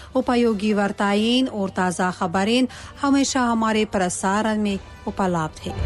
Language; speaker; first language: Hindi; non-native, fluent; Tajik